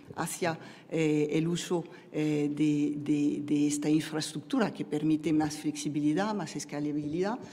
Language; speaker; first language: Spanish; non-native, fluent; French